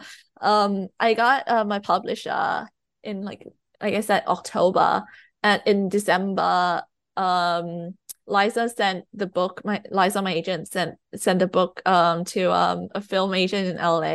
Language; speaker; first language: English; non-native, fluent; Thai